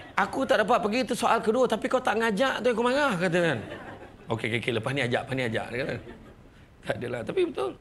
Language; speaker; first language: Malay; native; Malay